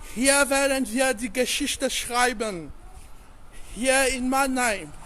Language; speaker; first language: German; non-native, learner; French